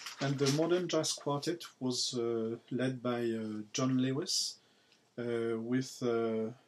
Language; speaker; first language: English; non-native, learner; French